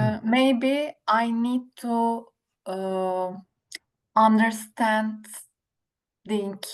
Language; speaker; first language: English; non-native, learner; Turkish